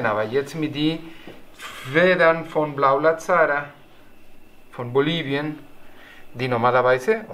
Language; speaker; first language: German; non-native, learner; Spanish